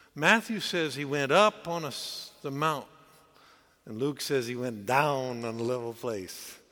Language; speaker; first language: English; native; English